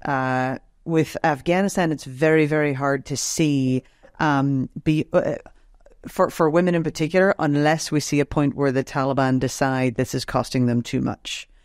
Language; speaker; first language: English; native; English